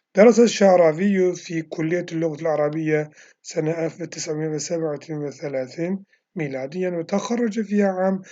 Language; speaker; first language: Arabic; non-native, fluent; Turkish